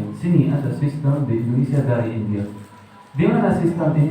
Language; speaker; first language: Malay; non-native, learner; Arabic